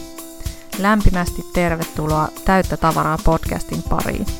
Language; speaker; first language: Finnish; native; Finnish